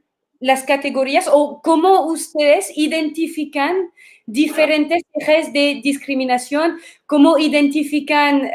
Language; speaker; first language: Spanish; non-native, fluent; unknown